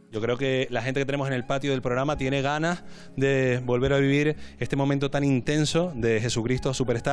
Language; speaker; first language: Spanish; native; Spanish